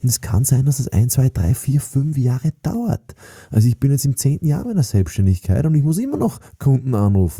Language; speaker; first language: German; native; German